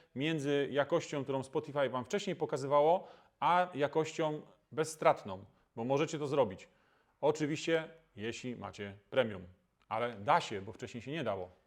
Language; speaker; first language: Polish; native; Polish